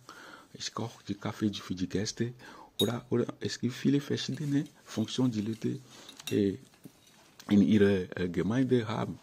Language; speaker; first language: German; non-native, fluent; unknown